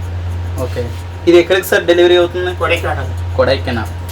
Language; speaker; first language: Telugu; native; Telugu